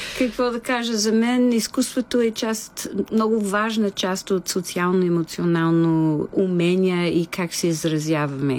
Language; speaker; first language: Bulgarian; non-native, fluent; English